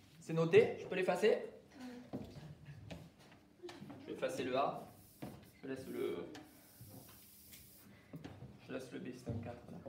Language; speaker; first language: French; native; French